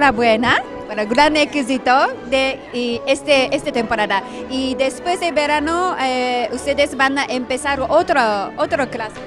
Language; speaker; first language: Spanish; non-native, learner; Japanese